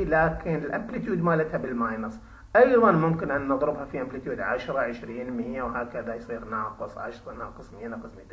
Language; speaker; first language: Arabic; native; Arabic